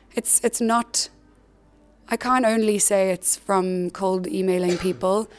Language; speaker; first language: English; native; English